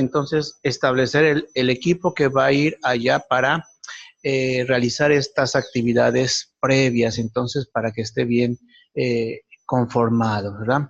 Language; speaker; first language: Spanish; non-native, fluent; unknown